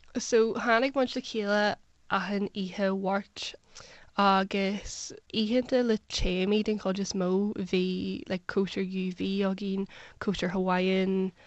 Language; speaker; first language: Irish; non-native, local second language; English